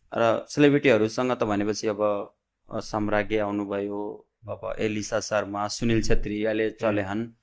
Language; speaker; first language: Nepali; non-native, local second language; Bhojpuri